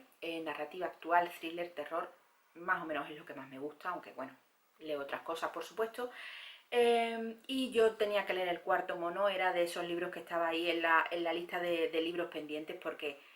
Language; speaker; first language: Spanish; native; Spanish